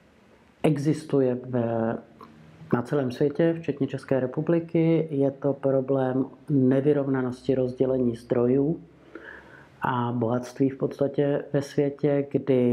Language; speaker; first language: Czech; native; Czech